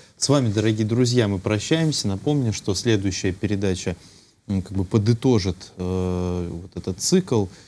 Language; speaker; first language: Russian; native; Russian